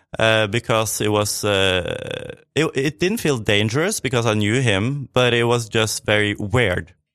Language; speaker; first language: English; non-native, fluent; Norwegian